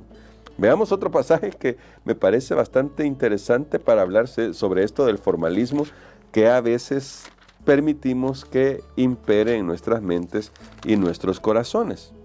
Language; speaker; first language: Spanish; native; Spanish